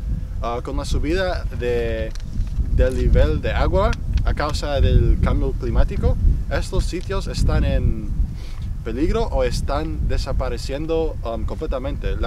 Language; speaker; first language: Spanish; non-native, fluent; English